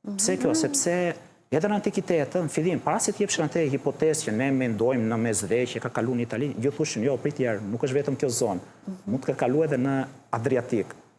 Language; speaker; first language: Albanian; early bilingual, heritage; Albanian